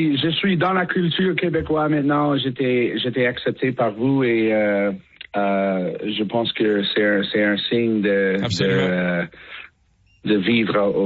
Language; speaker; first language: French; non-native, learner; English